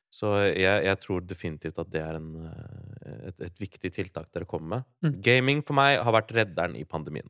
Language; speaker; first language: Norwegian; early bilingual, other home language; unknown